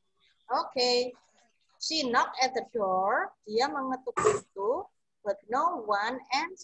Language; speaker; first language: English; non-native, fluent; Indonesian